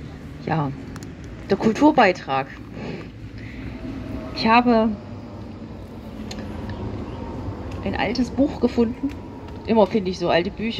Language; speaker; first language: German; native; German